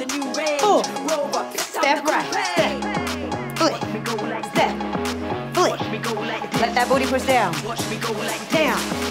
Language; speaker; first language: English; native; English